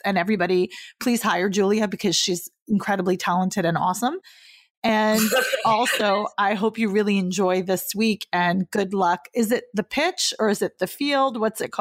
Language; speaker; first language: English; native; English